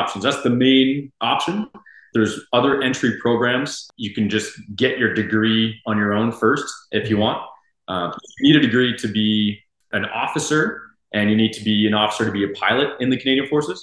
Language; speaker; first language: English; native; English